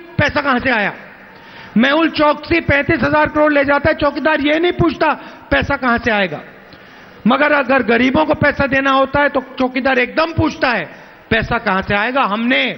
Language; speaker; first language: Hindi; native; Hindi